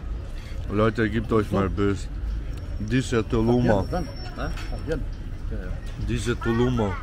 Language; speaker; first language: German; early bilingual, other home language; Albanian